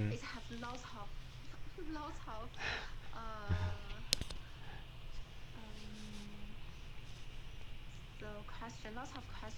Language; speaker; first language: English; non-native, learner; Chinese